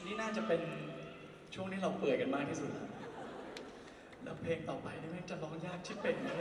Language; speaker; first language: Thai; native; Thai